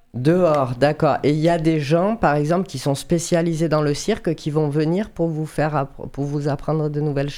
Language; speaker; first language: French; native; French